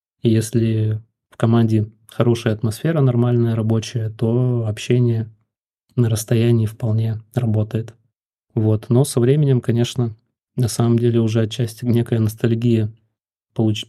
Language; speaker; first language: Russian; native; Russian